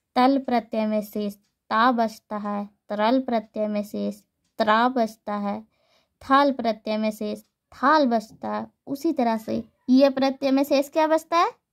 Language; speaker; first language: Hindi; native; Hindi